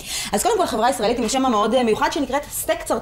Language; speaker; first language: Hebrew; native; Hebrew